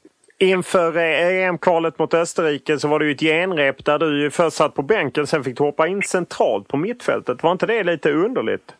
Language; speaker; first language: Swedish; native; Swedish